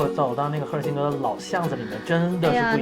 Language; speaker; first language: Chinese; native; Chinese